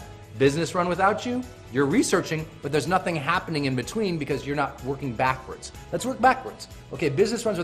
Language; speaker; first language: English; native; English